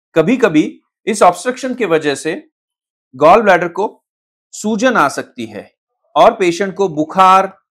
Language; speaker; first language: Hindi; non-native, local second language; Marathi